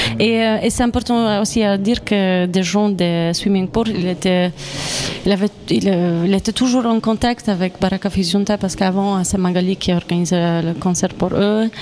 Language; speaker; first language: French; non-native, fluent; Polish